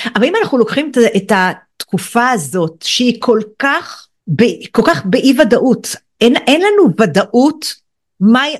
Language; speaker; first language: Hebrew; native; Hebrew